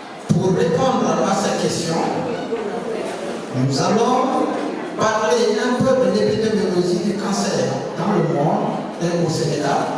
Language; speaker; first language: French; non-native, local second language; Wolof